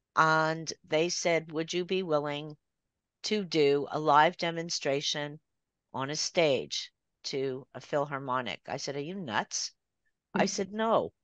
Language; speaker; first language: English; native; English